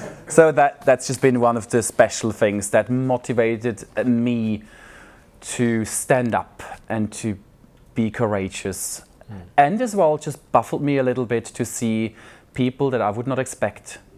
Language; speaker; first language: English; non-native, fluent; Swiss German